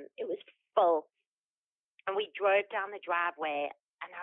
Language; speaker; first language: English; native; English